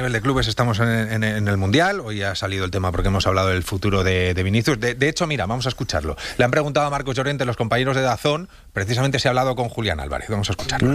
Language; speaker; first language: Spanish; native; Spanish